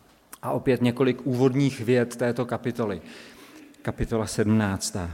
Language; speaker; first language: Czech; native; Czech